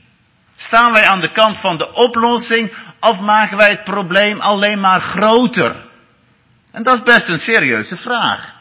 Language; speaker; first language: Dutch; native; Dutch